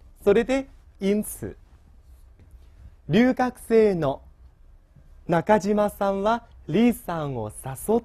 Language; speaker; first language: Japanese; non-native, fluent; Chinese